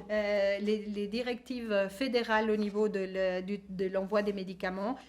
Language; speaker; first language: French; native; French